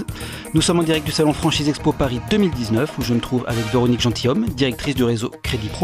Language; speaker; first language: French; native; French